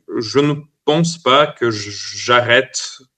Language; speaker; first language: French; non-native, fluent; Russian